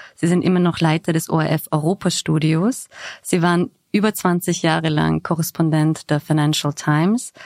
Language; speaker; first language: German; native; German